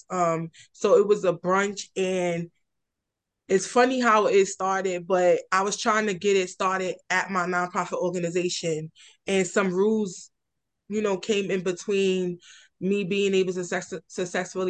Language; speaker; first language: English; native; English